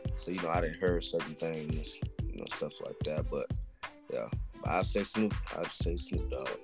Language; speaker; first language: English; native; English